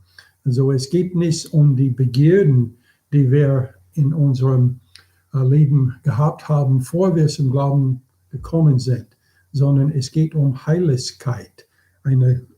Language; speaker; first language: German; non-native, fluent; English